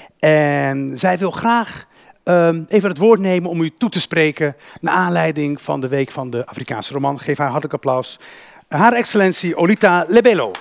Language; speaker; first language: Dutch; early bilingual, other home language; Berber languages